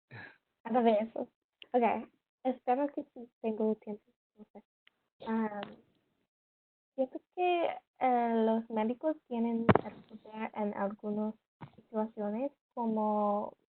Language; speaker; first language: Spanish; non-native, learner; English